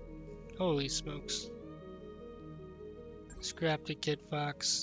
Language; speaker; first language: English; native; English